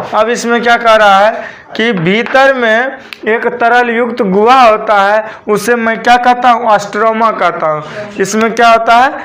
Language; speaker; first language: Hindi; native; Hindi